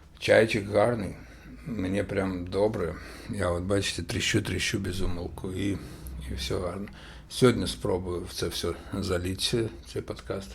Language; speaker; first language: Ukrainian; non-native, local second language; Russian